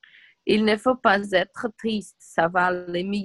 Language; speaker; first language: French; non-native, learner; Portuguese